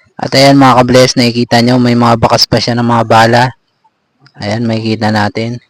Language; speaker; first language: Filipino; native; Filipino